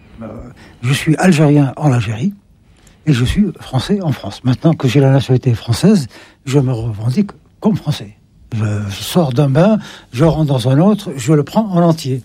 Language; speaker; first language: French; non-native, local second language; Arabic